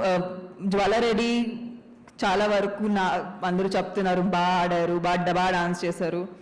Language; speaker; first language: Telugu; non-native, fluent; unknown